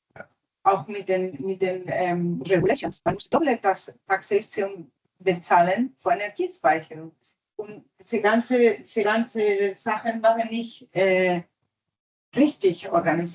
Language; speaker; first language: German; non-native, fluent; Italian